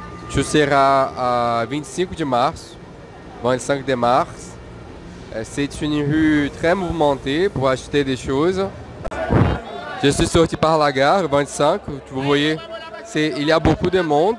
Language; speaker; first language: French; non-native, fluent; Portuguese